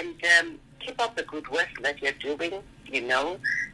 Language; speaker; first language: English; non-native, local second language; Zulu